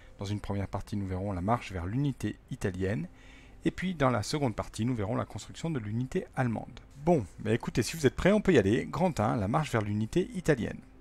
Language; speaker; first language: French; native; French